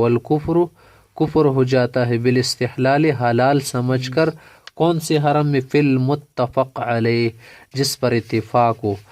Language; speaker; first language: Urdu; non-native, local second language; Pashto